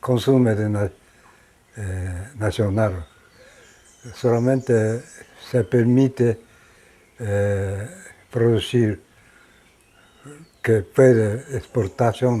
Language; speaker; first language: Spanish; non-native, learner; Japanese